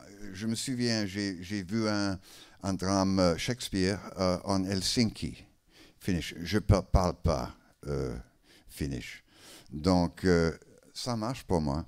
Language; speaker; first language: French; non-native, learner; English